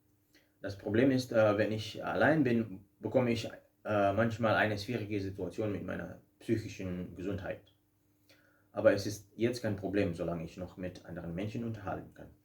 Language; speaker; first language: German; non-native, fluent; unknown